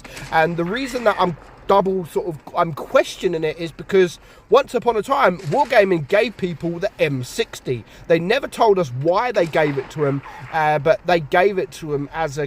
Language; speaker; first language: English; native; English